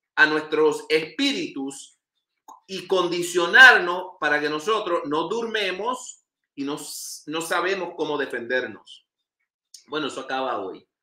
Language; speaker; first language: Spanish; early bilingual, heritage; Spanish